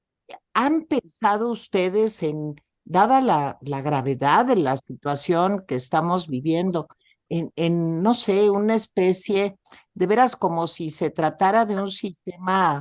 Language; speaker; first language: Spanish; native; Spanish